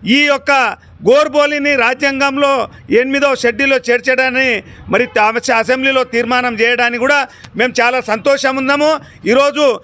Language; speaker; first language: Telugu; non-native, local second language; Lambadi